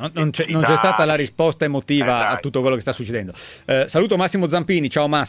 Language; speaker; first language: Italian; native; Italian